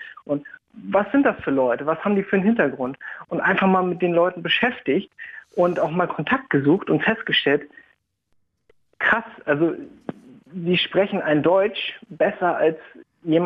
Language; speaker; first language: German; native; German